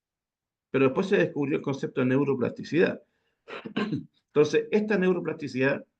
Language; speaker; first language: Spanish; native; Spanish